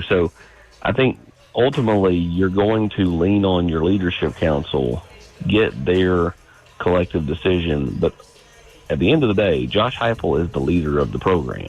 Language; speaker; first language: English; native; English